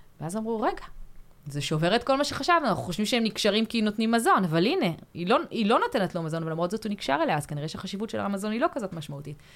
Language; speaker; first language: Hebrew; native; Hebrew